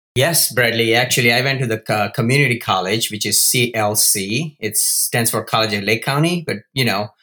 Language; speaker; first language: English; non-native, local second language; Gujarati